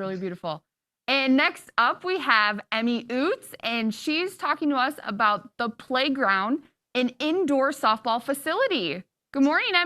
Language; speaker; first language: English; native; English